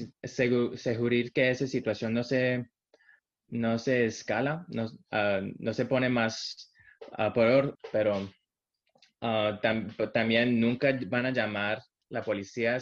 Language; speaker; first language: Spanish; early bilingual, heritage; Spanish